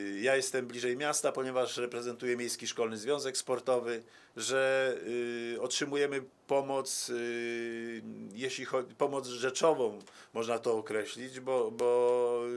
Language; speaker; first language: Polish; native; Polish